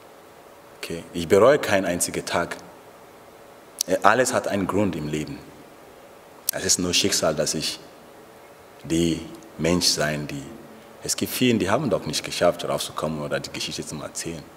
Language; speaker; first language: German; non-native, local second language; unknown